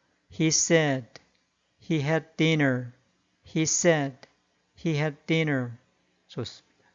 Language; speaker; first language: English; non-native, fluent; Korean